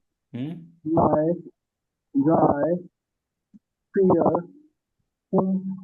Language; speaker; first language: German; non-native, learner; Hindi